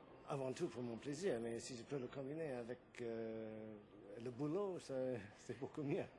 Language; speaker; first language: French; non-native, fluent; English